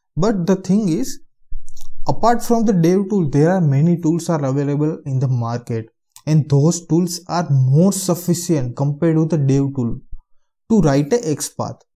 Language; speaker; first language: English; non-native, local second language; Hindi